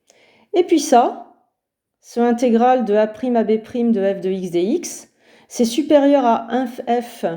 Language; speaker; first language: French; native; French